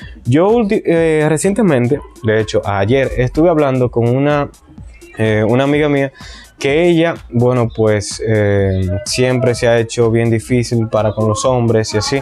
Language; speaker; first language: Spanish; native; Spanish